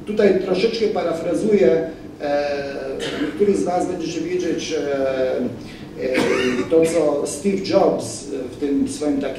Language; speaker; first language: Polish; non-native, fluent; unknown